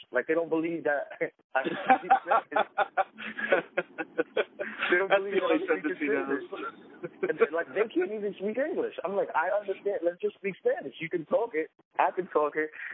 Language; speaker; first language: English; native; English